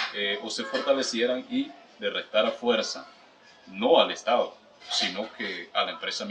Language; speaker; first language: Spanish; native; Spanish